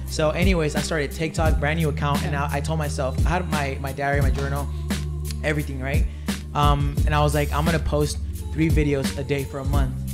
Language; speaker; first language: English; early bilingual, other home language; Spanish